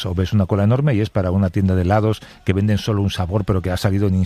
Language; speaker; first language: Spanish; native; Spanish